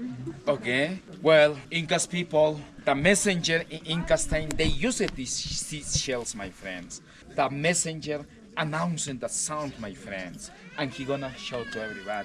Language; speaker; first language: English; non-native, learner; Spanish